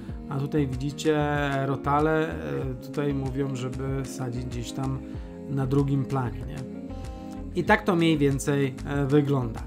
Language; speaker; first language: Polish; native; Polish